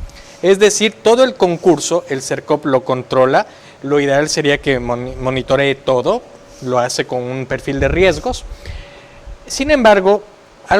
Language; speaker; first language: Spanish; native; Spanish